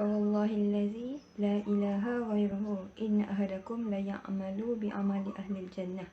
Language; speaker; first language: Arabic; non-native, learner; Malay